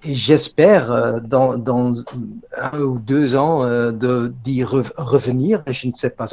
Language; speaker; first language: French; non-native, fluent; Dutch